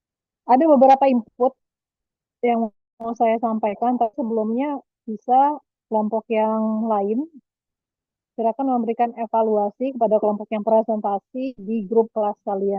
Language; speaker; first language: Indonesian; native; Indonesian